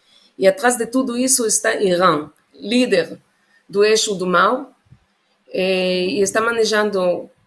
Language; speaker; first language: Portuguese; non-native, fluent; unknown